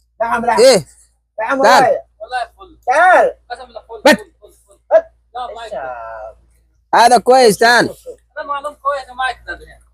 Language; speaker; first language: Arabic; non-native, learner; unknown